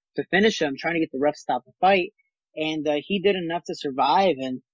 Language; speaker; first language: English; native; English